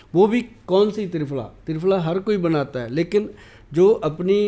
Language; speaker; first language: Hindi; native; Hindi